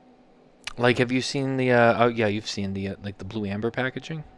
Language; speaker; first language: English; native; English